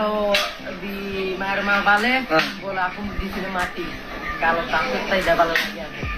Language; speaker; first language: Indonesian; non-native, learner; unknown